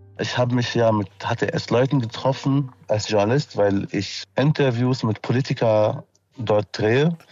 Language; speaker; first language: German; non-native, fluent; Arabic